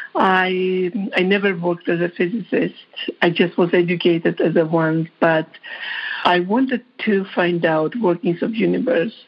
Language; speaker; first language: English; non-native, fluent; Georgian